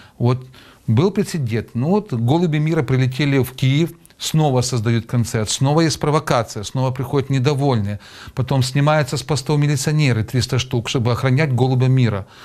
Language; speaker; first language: Russian; native; Russian